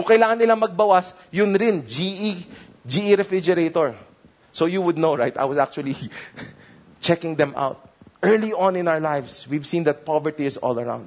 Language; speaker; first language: English; non-native, local second language; Filipino